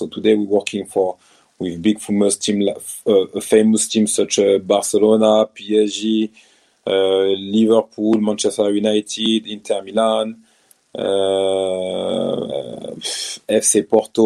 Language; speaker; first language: English; non-native, fluent; French